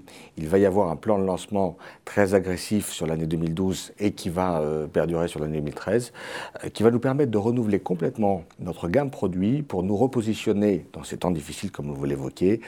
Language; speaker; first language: French; native; French